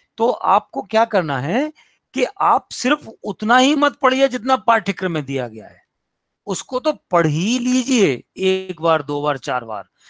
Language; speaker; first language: Hindi; native; Hindi